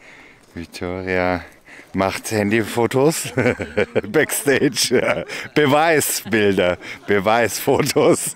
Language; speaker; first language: German; native; German